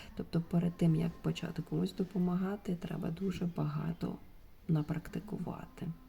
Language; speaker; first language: Ukrainian; non-native, local second language; Russian